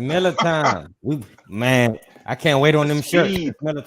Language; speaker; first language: English; native; English